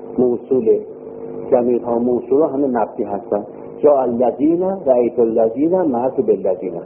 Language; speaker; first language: Persian; native; Persian